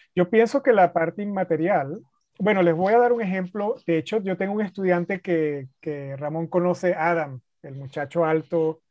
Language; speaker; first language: Spanish; native; Spanish